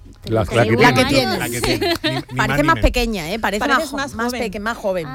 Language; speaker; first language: Spanish; native; Spanish